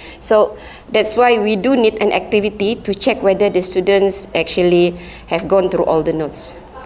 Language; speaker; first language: English; non-native, local second language; Malay